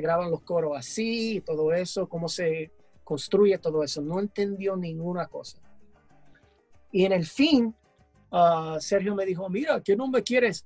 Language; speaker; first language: Spanish; early bilingual, heritage; English